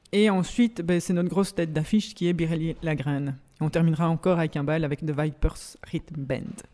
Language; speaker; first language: French; native; French